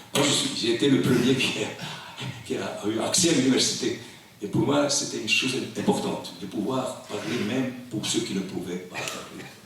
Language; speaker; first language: French; non-native, local second language; Italian